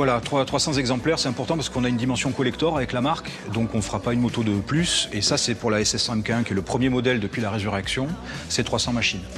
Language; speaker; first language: French; native; French